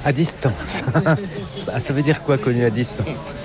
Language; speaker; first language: French; native; French